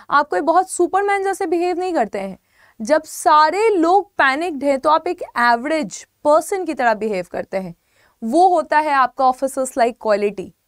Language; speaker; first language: Hindi; native; Hindi